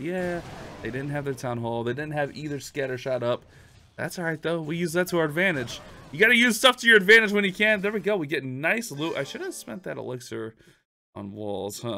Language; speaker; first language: English; native; English